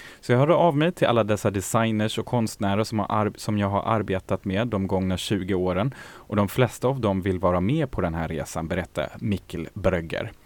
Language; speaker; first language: Swedish; native; Swedish